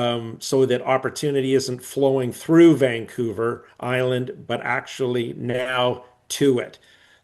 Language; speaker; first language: English; native; English